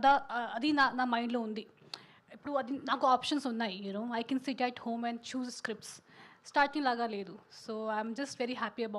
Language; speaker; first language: Telugu; non-native, local second language; Hindi